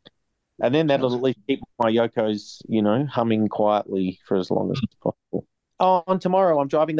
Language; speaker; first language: English; native; English